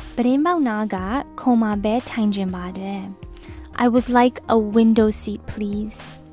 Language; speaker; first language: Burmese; native; Burmese